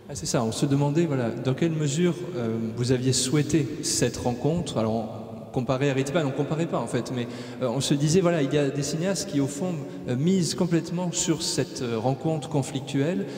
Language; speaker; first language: French; native; French